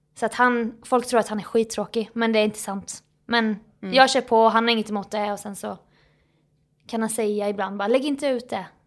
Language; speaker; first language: Swedish; native; Swedish